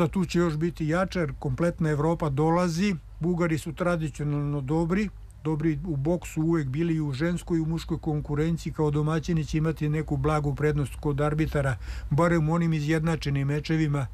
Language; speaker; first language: Serbian; native; Serbian